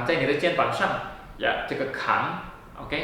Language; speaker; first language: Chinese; non-native, fluent; Indonesian